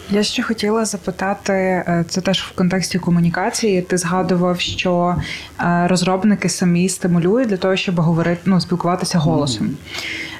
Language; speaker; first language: Ukrainian; native; Ukrainian